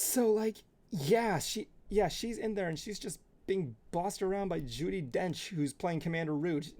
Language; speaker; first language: English; native; English